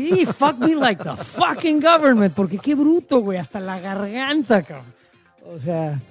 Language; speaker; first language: Spanish; native; Spanish